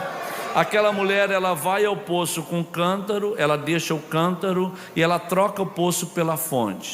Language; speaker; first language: Portuguese; native; Portuguese